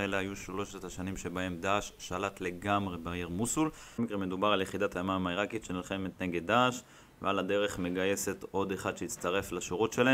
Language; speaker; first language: Hebrew; native; Hebrew